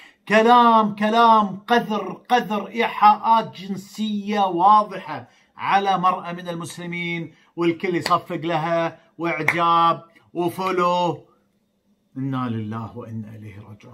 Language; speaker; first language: Arabic; native; Arabic